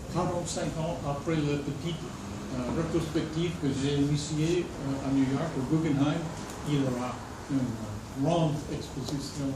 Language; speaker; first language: French; non-native, fluent; English